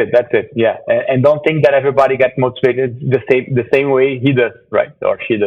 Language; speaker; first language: English; non-native, fluent; Portuguese